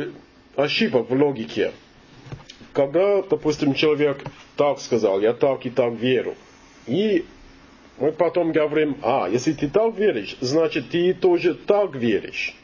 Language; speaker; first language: Russian; non-native, learner; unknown